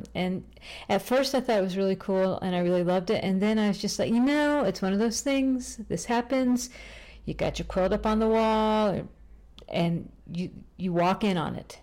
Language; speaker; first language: English; native; English